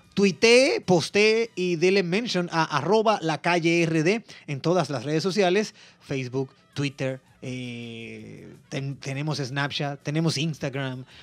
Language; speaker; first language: Spanish; native; Spanish